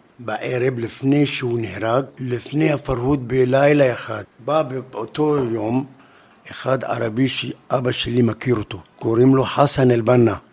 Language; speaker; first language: Hebrew; non-native, fluent; Arabic